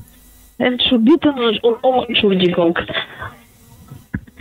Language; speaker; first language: German; non-native, fluent; Polish